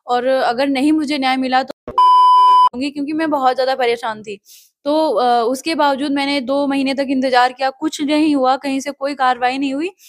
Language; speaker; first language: Hindi; native; Hindi